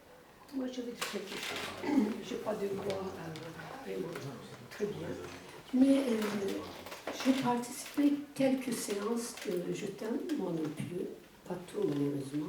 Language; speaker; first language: French; non-native, fluent; Turkish